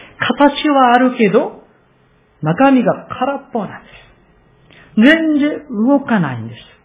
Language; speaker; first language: Japanese; non-native, fluent; Korean